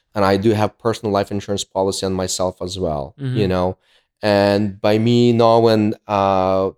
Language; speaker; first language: English; early bilingual, other home language; Ukrainian